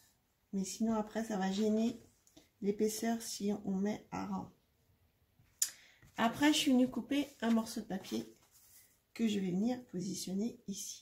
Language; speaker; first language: French; native; French